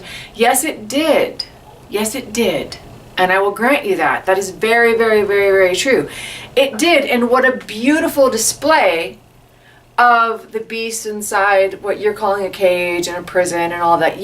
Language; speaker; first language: English; native; English